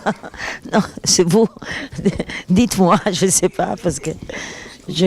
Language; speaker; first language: French; non-native, fluent; Italian